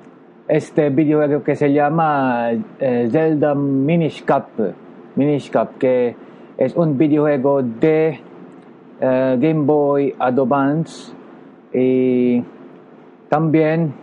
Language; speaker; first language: Spanish; non-native, learner; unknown